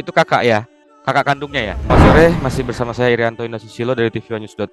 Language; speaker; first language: Indonesian; native; Indonesian